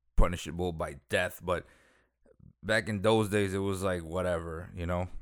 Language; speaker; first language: English; native; English